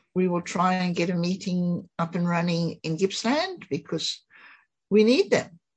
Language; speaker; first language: English; native; English